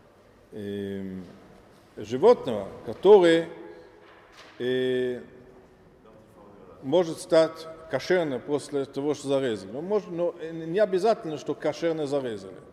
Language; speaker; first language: Russian; non-native, learner; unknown